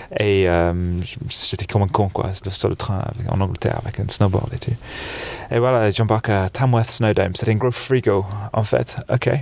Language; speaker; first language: French; non-native, fluent; English